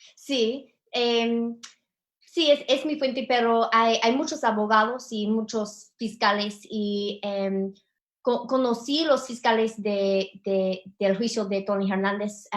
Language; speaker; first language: Spanish; non-native, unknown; English